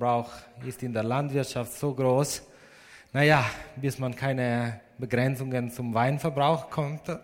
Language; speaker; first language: German; non-native, fluent; Italian